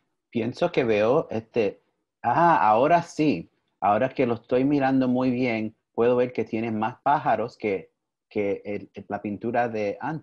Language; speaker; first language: Spanish; early bilingual, heritage; English